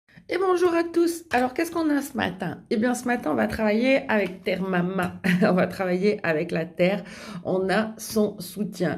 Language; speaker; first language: French; native; French